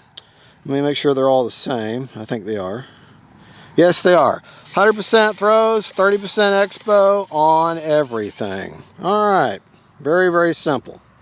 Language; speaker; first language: English; native; English